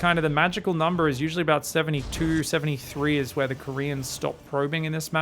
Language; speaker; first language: English; native; English